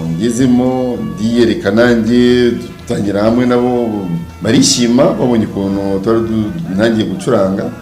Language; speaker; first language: Kinyarwanda; early bilingual, heritage; Kinyarwanda